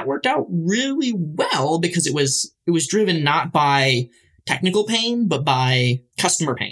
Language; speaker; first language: English; native; English